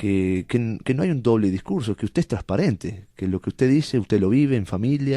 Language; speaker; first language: Spanish; native; Spanish